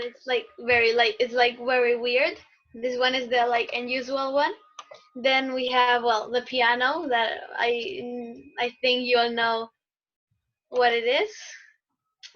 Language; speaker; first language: English; non-native, fluent; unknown